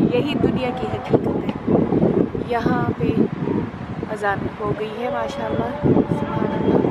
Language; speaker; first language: Urdu; non-native, local second language; Pashto